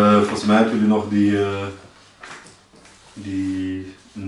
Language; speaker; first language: Dutch; non-native, fluent; Portuguese